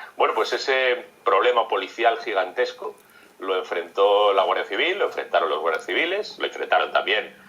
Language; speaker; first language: Spanish; native; Spanish